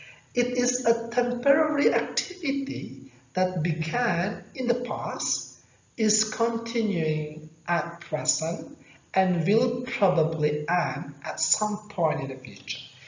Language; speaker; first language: English; non-native, fluent; Indonesian